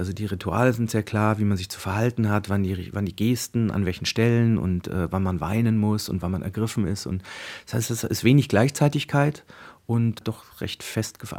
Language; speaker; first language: German; native; German